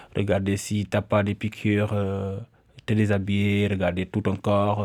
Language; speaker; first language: French; non-native, local second language; Wolof